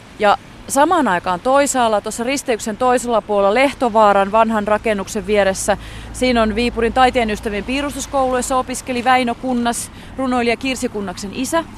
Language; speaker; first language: Finnish; native; Finnish